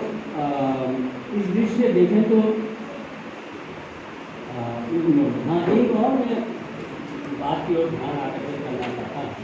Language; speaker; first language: Hindi; native; Hindi